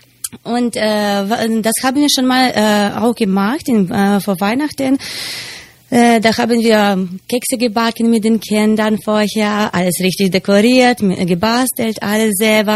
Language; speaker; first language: German; non-native, fluent; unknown